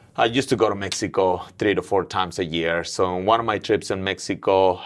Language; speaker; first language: English; non-native, fluent; Spanish